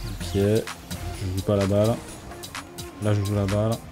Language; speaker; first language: French; native; French